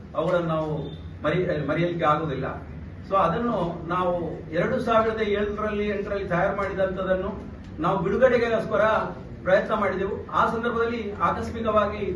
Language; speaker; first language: Kannada; non-native, local second language; Tulu